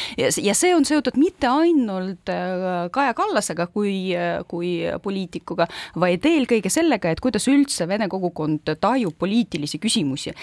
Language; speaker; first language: Estonian; non-native, local second language; Russian